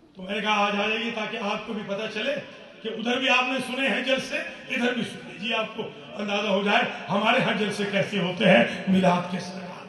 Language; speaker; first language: Urdu; non-native, local second language; Punjabi